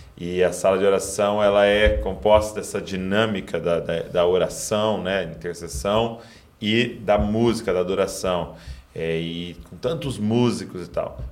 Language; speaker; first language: Portuguese; native; Portuguese